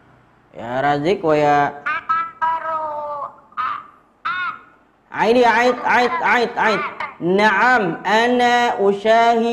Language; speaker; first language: Arabic; non-native, fluent; Indonesian